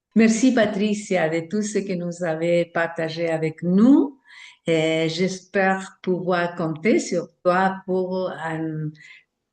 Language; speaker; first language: French; non-native, fluent; Spanish